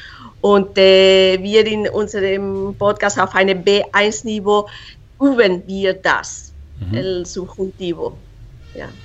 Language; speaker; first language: German; non-native, fluent; Spanish